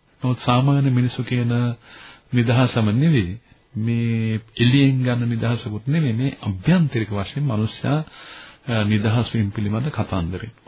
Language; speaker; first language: Sinhala; native; Sinhala